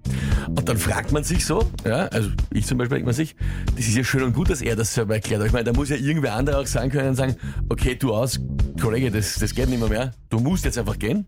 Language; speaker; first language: German; native; German